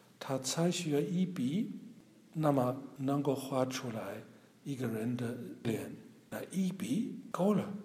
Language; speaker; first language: Chinese; non-native, fluent; German